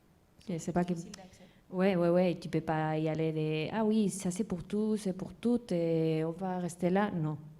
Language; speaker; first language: French; non-native, fluent; Spanish